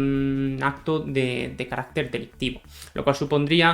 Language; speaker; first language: Spanish; native; Spanish